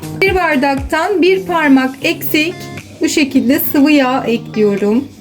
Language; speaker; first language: Turkish; native; Turkish